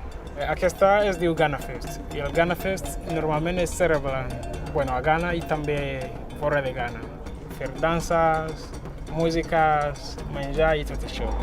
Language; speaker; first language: Catalan; non-native, fluent; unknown